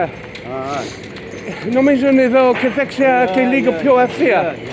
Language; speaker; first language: Greek; non-native, learner; English